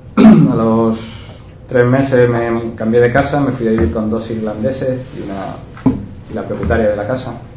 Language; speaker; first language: Spanish; native; Spanish